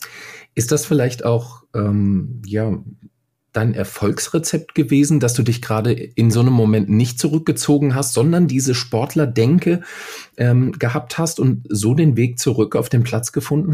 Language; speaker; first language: German; native; German